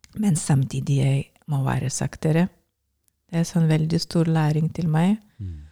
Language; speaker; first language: Norwegian; non-native, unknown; Lithuanian